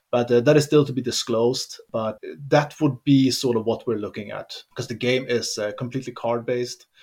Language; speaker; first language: English; non-native, fluent; Swedish